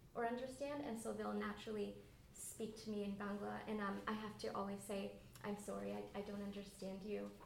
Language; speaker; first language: English; early bilingual, other home language; Bangla